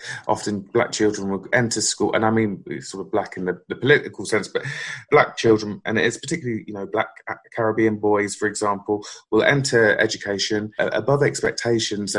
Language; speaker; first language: English; native; English